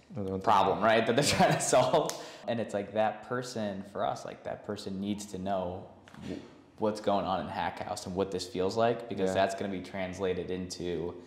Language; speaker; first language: English; native; English